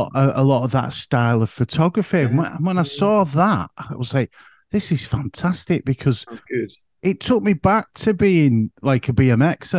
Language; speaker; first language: English; native; English